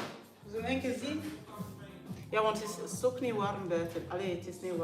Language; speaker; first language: Dutch; non-native, fluent; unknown